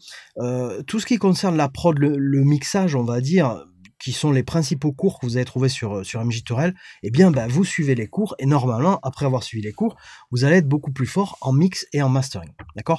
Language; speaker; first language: French; native; French